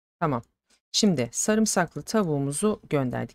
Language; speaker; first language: Turkish; native; Turkish